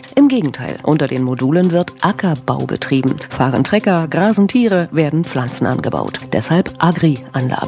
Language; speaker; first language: German; native; German